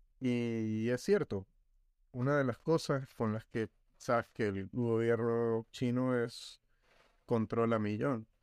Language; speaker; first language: Spanish; native; Spanish